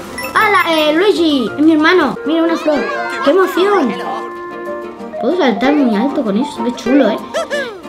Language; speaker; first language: Spanish; native; Spanish